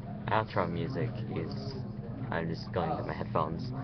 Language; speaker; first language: English; native; English